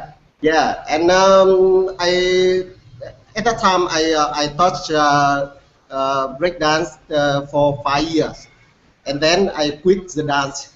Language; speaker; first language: English; non-native, learner; Vietnamese